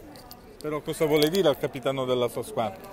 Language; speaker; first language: Italian; native; Italian